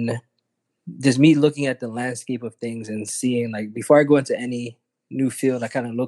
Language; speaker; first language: English; native; English